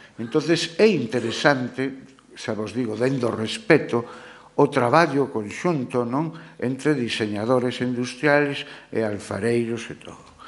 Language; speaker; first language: Galician; non-native, local second language; Spanish